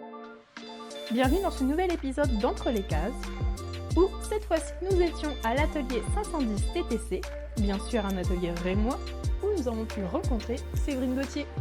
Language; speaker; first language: French; native; French